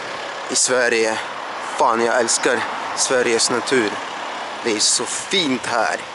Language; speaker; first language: Swedish; non-native, learner; Russian